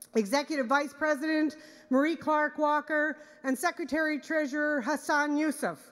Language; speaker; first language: English; native; English